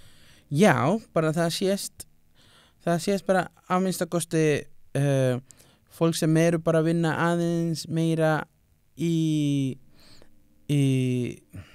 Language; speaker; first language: Icelandic; non-native, learner; Spanish